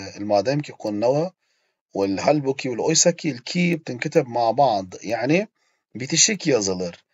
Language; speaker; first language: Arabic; non-native, fluent; Turkish